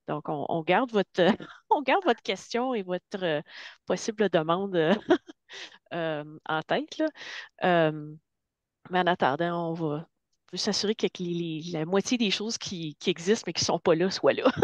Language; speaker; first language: French; native; French